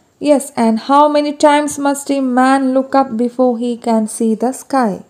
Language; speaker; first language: English; non-native, local second language; Malayalam